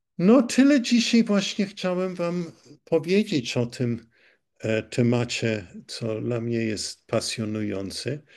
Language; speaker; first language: Polish; early bilingual, heritage; Polish